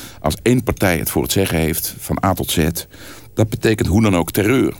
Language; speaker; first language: Dutch; native; Dutch